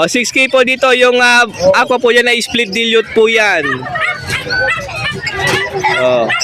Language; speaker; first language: Filipino; native; Filipino